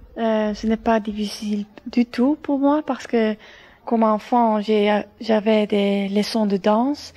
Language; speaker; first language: French; non-native, fluent; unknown